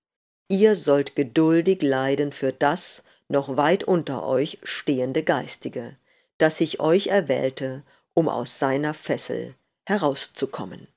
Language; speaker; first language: German; native; German